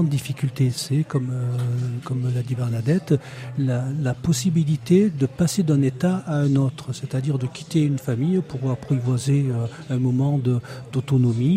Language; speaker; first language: French; native; French